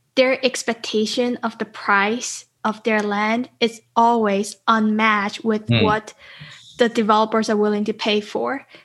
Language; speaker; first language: English; native; English